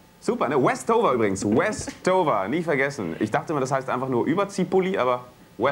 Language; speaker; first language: German; native; German